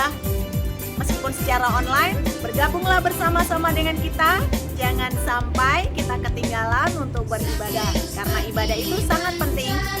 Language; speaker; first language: Indonesian; native; Indonesian